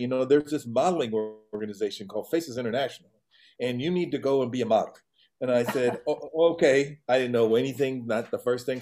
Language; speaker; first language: English; native; English